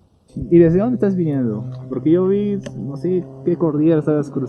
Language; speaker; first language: Spanish; native; Spanish